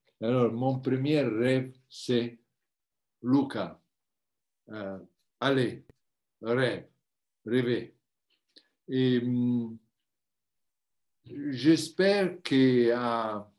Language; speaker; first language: French; non-native, learner; Italian